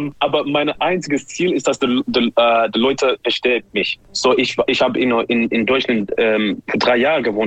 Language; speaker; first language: German; non-native, learner; English